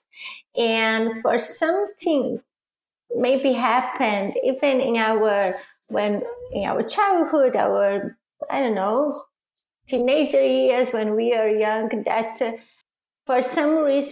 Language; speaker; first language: English; non-native, fluent; Portuguese